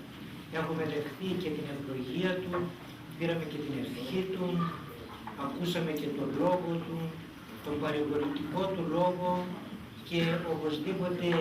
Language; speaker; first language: Greek; native; Greek